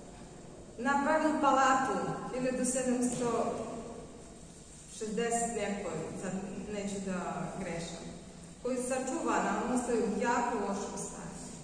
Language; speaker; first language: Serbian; non-native, fluent; Russian